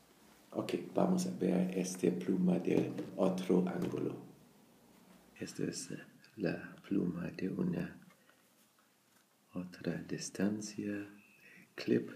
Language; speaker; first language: Spanish; non-native, fluent; German